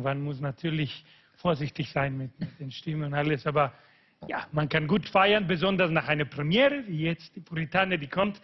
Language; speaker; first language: German; non-native, fluent; Spanish